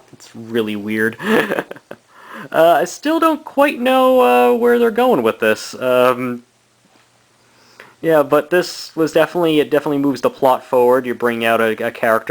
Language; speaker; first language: English; native; English